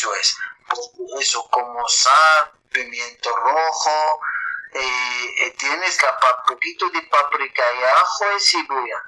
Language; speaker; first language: Spanish; non-native, learner; Arabic